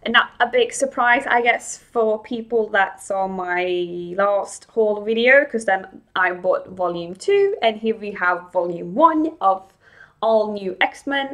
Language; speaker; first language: English; non-native, fluent; Swedish